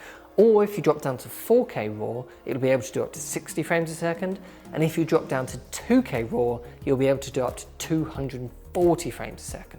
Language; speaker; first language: English; native; English